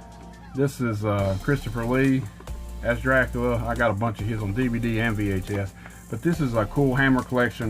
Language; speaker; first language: English; native; English